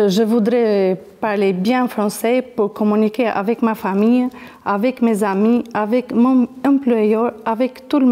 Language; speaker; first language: French; non-native, learner; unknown